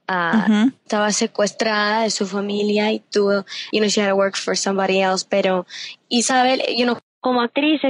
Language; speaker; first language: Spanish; early bilingual, heritage; Spanish